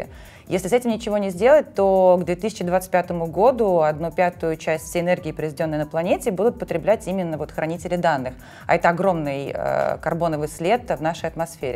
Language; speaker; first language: Russian; native; Russian